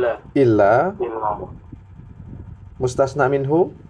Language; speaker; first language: Arabic; non-native, fluent; Indonesian